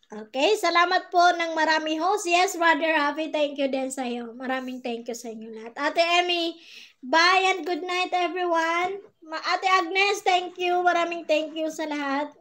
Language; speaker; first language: Filipino; non-native, local second language; Bikol